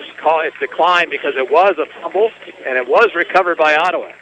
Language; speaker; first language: English; native; English